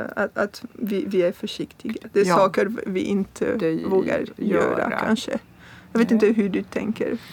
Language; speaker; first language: Swedish; non-native, fluent; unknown